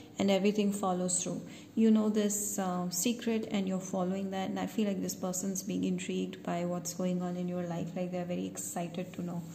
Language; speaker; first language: English; non-native, local second language; Hindi